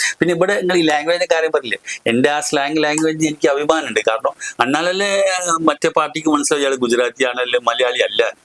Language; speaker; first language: Malayalam; non-native, local second language; Gujarati